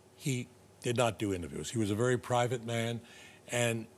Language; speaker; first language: English; native; English